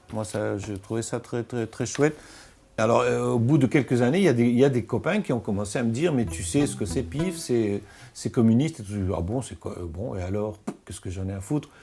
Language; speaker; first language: French; non-native, local second language; Arabic